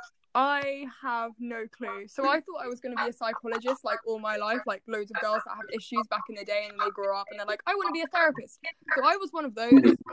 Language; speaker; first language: English; native; English